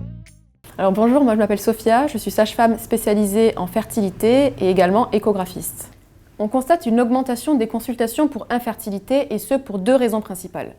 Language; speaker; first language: French; native; French